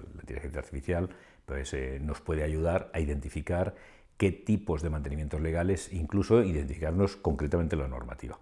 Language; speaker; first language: Spanish; native; Spanish